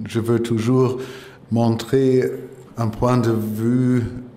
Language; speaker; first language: French; non-native, fluent; German